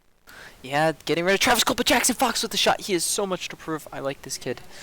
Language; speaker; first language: English; native; English